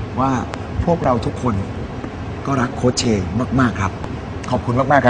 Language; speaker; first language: Thai; native; Thai